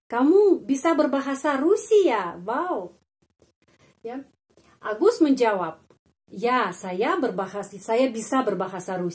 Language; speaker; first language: Indonesian; non-native, fluent; Russian